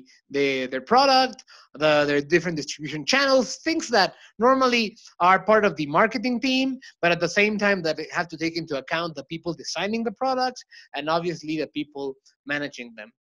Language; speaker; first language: English; non-native, fluent; Spanish